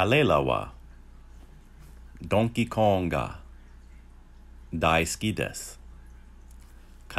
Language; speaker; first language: Japanese; non-native, learner; English